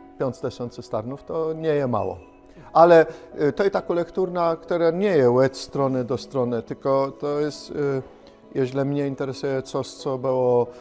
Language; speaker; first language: Polish; non-native, local second language; Kashubian